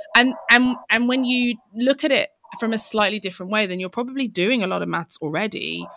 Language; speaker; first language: English; native; English